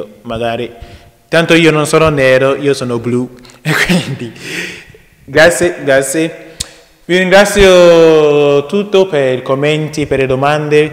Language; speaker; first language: Italian; non-native, learner; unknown